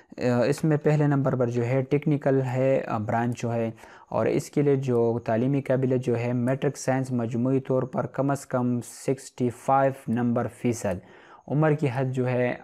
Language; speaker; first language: Urdu; non-native, local second language; Pashto